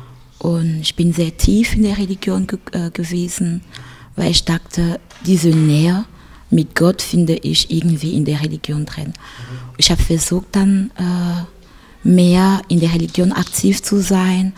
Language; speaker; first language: German; non-native, fluent; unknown